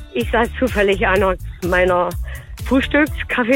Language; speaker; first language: German; native; German